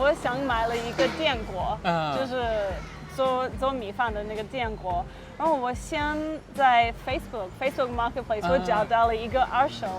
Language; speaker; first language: Chinese; non-native, fluent; English